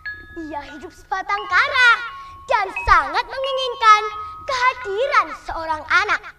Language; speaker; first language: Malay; non-native, local second language; Javanese